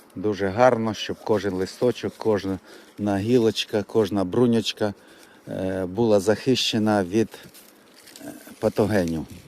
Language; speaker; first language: Ukrainian; native; Ukrainian